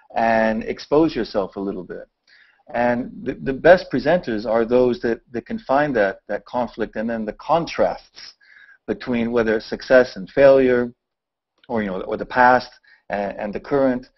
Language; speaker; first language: English; native; English